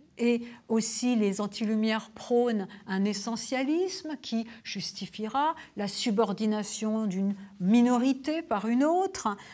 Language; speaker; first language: French; native; French